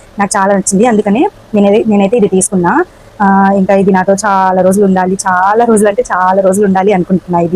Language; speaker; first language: Telugu; non-native, local second language; Urdu